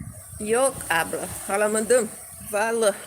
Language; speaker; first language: Turkish; non-native, learner; Portuguese